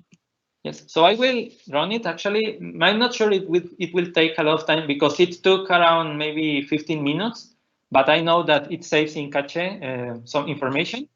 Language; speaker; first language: English; non-native, fluent; Spanish